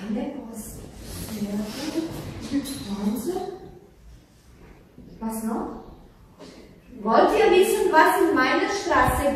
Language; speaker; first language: German; non-native, fluent; Croatian